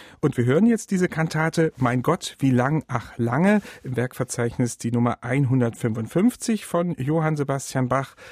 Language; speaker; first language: German; native; German